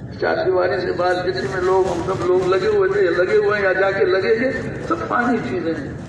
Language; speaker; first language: Urdu; non-native, local second language; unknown